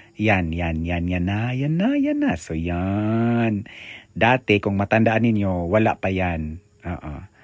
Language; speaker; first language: Filipino; non-native, local second language; Cebuano